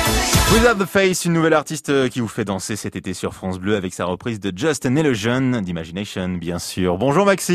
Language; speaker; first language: French; native; French